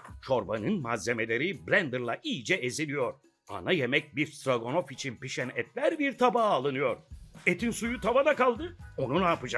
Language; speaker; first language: Turkish; native; Turkish